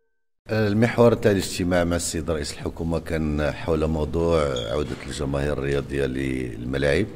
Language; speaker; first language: Arabic; native; Arabic